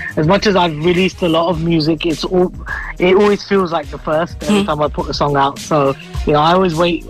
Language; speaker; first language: English; native; English